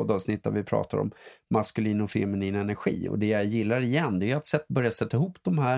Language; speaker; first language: Swedish; native; Swedish